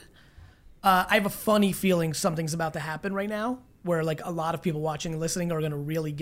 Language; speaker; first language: English; native; English